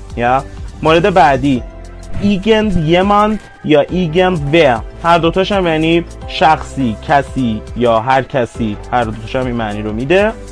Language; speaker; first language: Persian; native; Persian